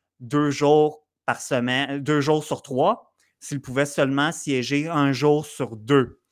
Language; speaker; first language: French; native; French